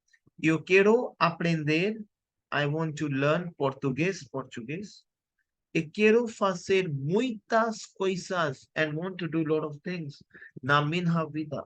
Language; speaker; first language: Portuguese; non-native, learner; Hindi